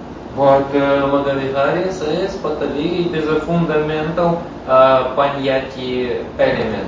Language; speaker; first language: English; non-native, learner; Russian